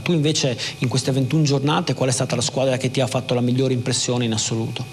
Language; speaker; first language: Italian; native; Italian